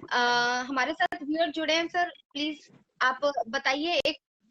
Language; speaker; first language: Hindi; native; Hindi